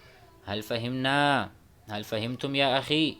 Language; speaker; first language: Arabic; non-native, fluent; Urdu